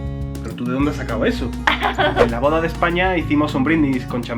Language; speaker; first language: Spanish; native; Spanish